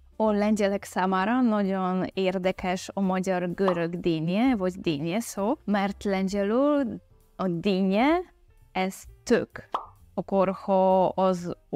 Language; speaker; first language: Hungarian; non-native, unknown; Polish